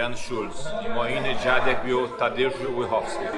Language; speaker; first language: Polish; non-native, learner; Portuguese